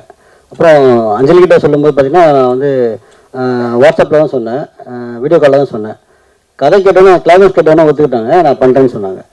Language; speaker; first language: Tamil; native; Tamil